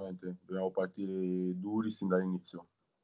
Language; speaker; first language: Italian; non-native, fluent; French